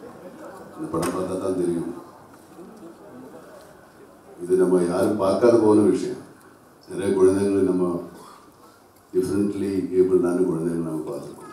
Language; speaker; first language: Tamil; non-native, fluent; Malayalam